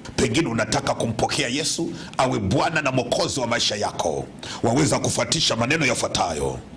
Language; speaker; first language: Swahili; native; Swahili